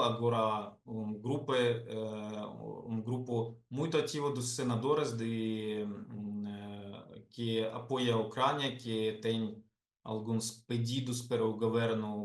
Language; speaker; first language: Portuguese; non-native, fluent; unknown